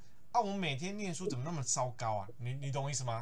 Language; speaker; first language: Chinese; native; Chinese